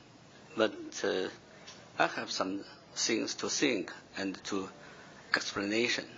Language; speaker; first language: English; non-native, fluent; Chinese